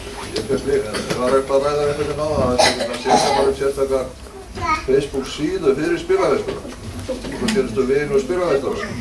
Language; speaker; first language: Icelandic; native; Icelandic